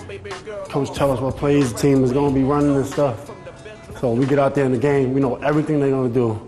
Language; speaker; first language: English; native; English